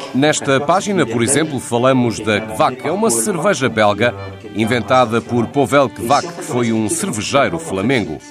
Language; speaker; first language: Portuguese; non-native, fluent; French